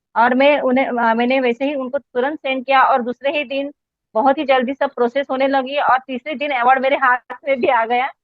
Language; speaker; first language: Hindi; non-native, local second language; Marathi